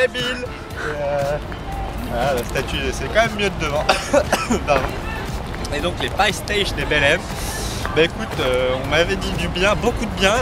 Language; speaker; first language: French; native; French